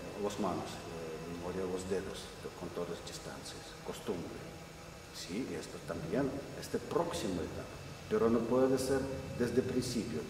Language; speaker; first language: Spanish; non-native, learner; Russian